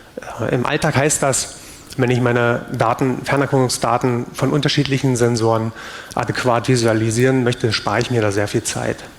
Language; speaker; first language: German; native; German